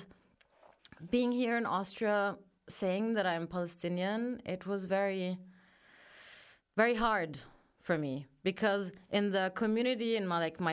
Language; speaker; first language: English; non-native, fluent; German